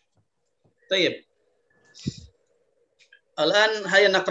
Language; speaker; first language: Arabic; non-native, fluent; Indonesian